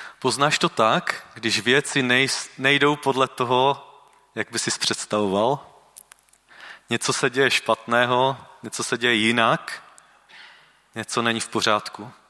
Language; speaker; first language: Czech; native; Czech